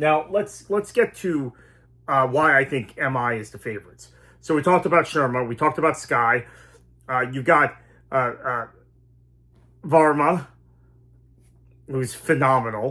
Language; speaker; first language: English; native; English